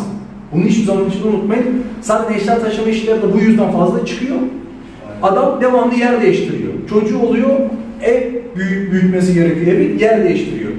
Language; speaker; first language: Turkish; native; Turkish